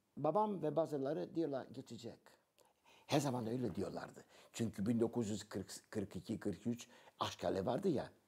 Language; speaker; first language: Turkish; non-native, local second language; Greek